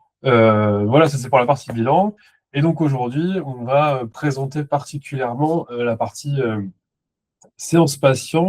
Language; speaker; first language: French; native; French